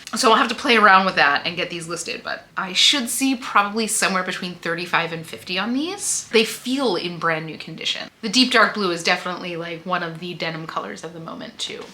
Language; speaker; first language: English; native; English